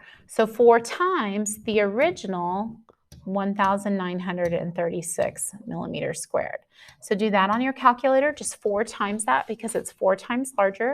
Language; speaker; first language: English; native; English